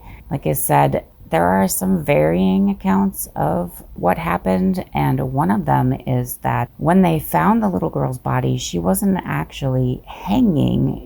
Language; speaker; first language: English; native; English